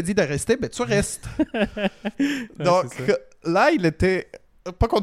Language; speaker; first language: French; native; French